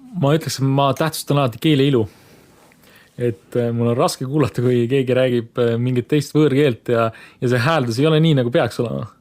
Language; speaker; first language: Estonian; native; Estonian